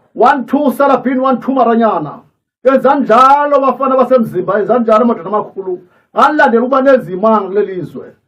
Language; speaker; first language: Zulu; native; Zulu